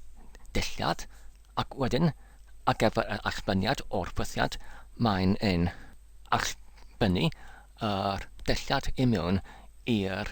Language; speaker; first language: Welsh; non-native, learner; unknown